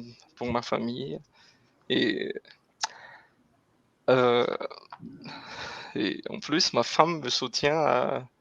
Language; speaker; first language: French; non-native, local second language; Malagasy